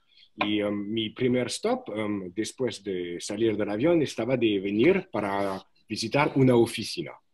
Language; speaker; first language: Spanish; non-native, fluent; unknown